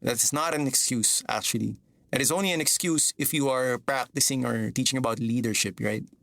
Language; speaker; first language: English; non-native, local second language; Filipino